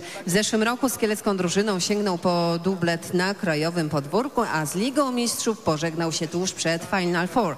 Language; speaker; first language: Polish; native; Polish